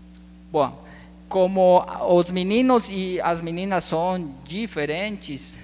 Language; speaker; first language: Portuguese; non-native, learner; Spanish